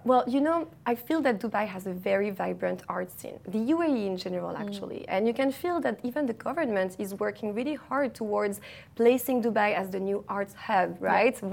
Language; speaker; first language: English; non-native, fluent; French